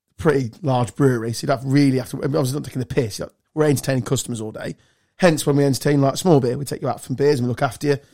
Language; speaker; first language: English; native; English